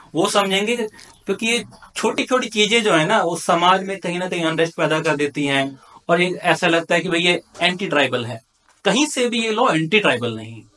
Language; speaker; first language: Hindi; native; Hindi